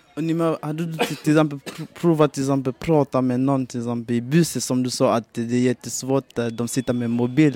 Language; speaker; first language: Swedish; non-native, fluent; French